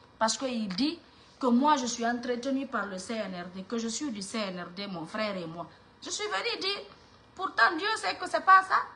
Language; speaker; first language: French; non-native, local second language; Mandingo